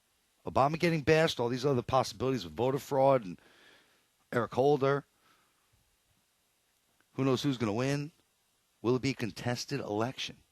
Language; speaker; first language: English; native; English